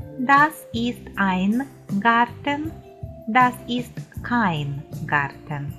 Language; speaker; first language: German; non-native, fluent; Ukrainian